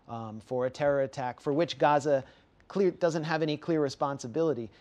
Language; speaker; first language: English; native; English